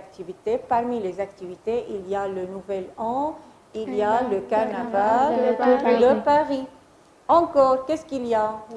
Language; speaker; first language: French; non-native, fluent; Arabic